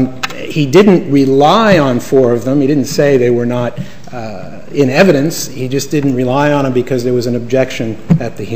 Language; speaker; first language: English; native; English